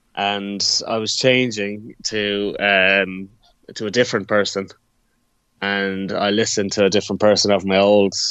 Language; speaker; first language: English; native; English